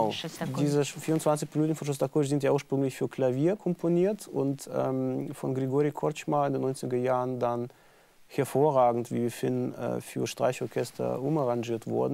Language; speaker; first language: German; non-native, fluent; Russian